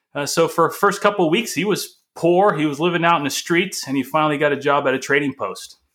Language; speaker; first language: English; early bilingual, other home language; Portuguese